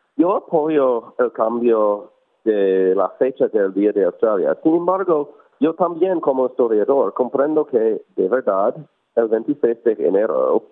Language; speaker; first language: Spanish; non-native, fluent; English